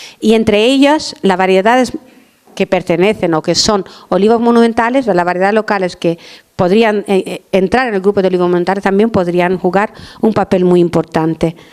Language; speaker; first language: Spanish; non-native, fluent; Albanian